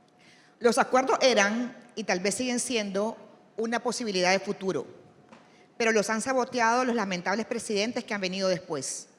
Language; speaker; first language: Spanish; native; Spanish